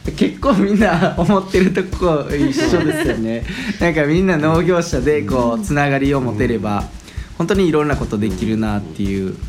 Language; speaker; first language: Japanese; native; Japanese